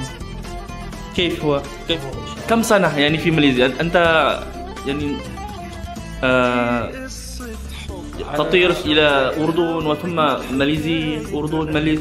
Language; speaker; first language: Arabic; non-native, learner; Malay